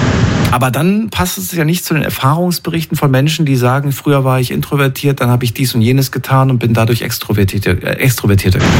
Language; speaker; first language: German; native; German